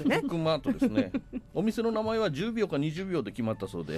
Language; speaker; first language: Japanese; native; Japanese